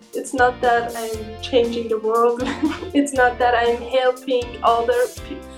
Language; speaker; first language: English; non-native, fluent; Persian